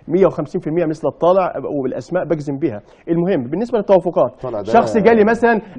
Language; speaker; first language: Arabic; native; Arabic